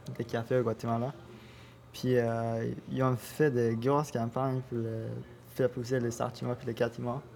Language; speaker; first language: French; non-native, learner; Spanish